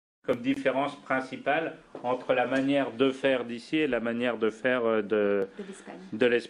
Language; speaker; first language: French; non-native, fluent; Spanish